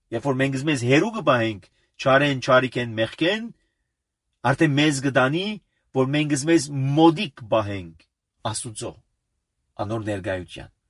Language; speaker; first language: Armenian; early bilingual, heritage; Armenian